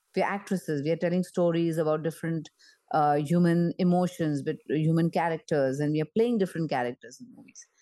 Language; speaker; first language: English; non-native, local second language; Marathi